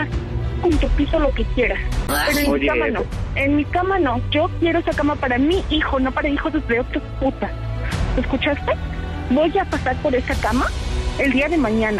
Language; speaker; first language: Spanish; native; Spanish